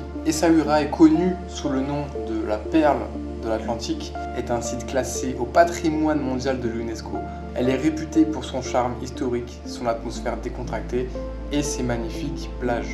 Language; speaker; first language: French; native; French